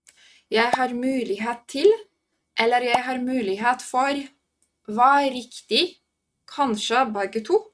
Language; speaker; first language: Norwegian; non-native, fluent; Polish